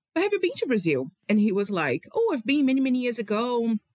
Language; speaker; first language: English; non-native, fluent; Portuguese